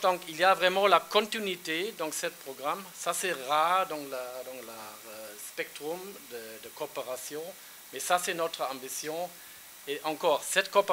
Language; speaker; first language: French; non-native, learner; German